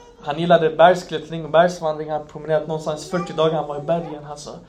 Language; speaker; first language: Swedish; non-native, fluent; Arabic